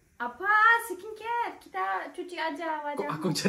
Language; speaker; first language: Indonesian; non-native, learner; Turkish